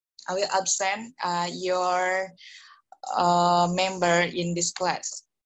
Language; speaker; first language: English; non-native, learner; Indonesian